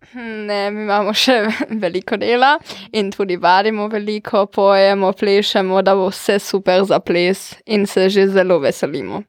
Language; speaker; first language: Slovenian; non-native, local second language; German